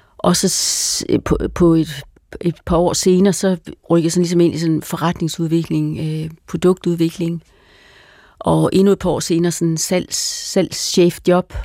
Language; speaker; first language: Danish; native; Danish